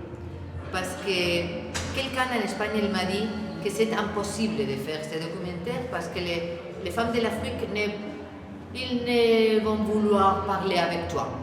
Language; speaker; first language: French; non-native, learner; Spanish